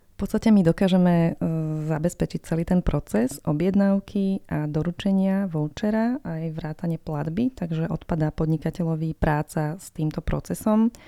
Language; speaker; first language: Slovak; native; Slovak